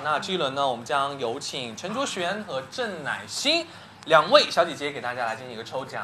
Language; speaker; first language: Chinese; native; Chinese